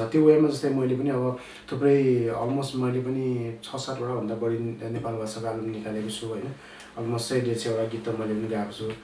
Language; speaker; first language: Nepali; non-native, local second language; Newari